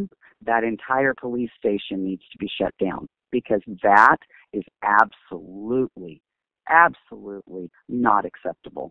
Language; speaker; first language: English; native; English